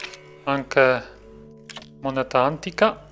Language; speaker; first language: Italian; non-native, fluent; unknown